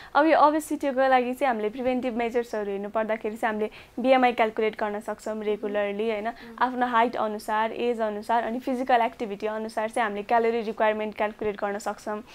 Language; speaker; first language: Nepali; native; Nepali